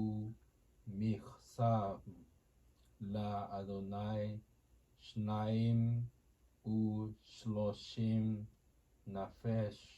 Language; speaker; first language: Hebrew; non-native, learner; Japanese